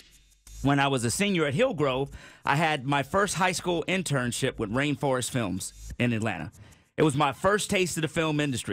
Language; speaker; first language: English; native; English